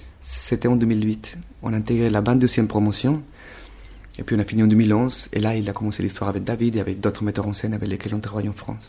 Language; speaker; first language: French; non-native, fluent; Spanish